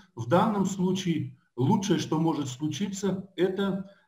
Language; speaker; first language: Russian; native; Russian